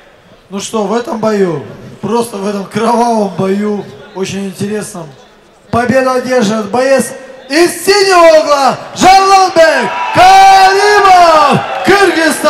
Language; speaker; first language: Russian; native; Russian